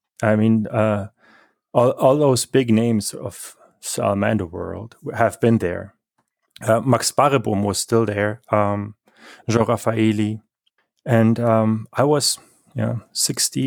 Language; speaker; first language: English; non-native, fluent; German